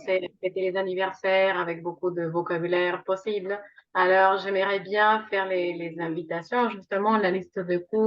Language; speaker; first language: French; non-native, fluent; Spanish